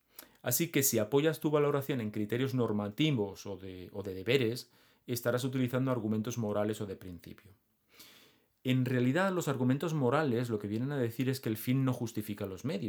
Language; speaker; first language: Spanish; native; Spanish